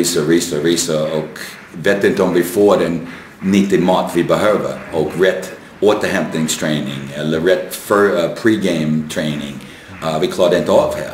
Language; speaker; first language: Swedish; non-native, fluent; English